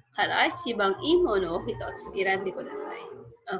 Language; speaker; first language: Japanese; non-native, fluent; Filipino